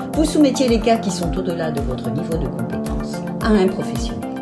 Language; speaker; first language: French; native; French